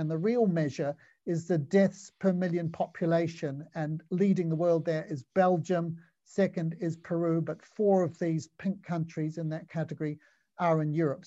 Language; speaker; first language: English; native; English